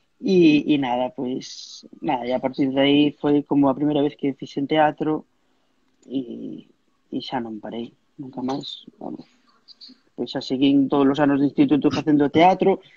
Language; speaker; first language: Galician; native; Galician